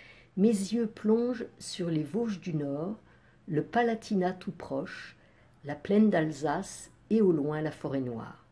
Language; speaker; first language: French; native; French